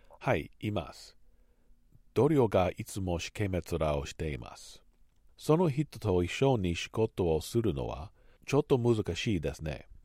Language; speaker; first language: Japanese; non-native, learner; English